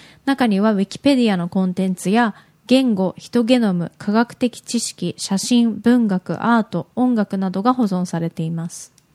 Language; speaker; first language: Japanese; early bilingual, heritage; Japanese